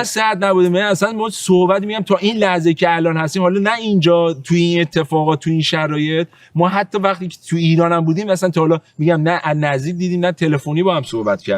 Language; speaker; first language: Persian; native; Persian